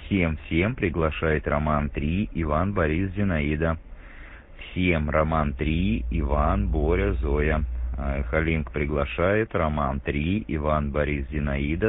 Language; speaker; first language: Russian; native; Russian